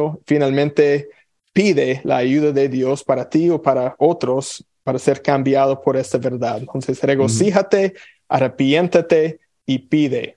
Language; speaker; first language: Spanish; non-native, fluent; English